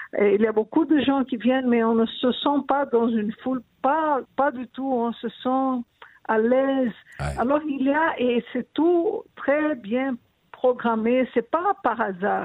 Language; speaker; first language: French; non-native, fluent; Portuguese